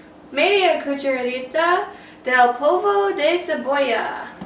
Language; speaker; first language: Spanish; non-native, learner; English